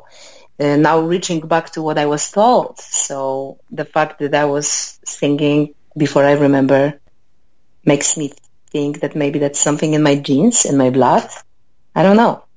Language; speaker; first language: English; non-native, fluent; Polish